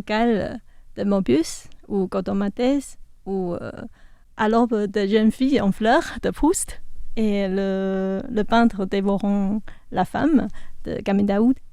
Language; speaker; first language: French; non-native, fluent; Chinese